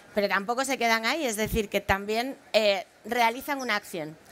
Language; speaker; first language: Spanish; native; Spanish